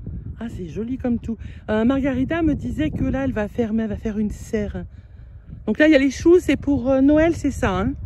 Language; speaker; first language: French; native; French